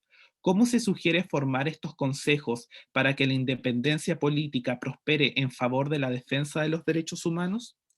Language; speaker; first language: Spanish; native; Spanish